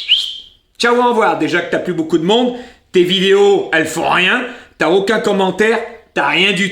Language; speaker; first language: French; native; French